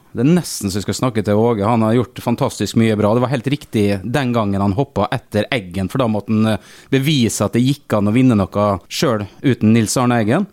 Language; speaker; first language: Norwegian; native; Norwegian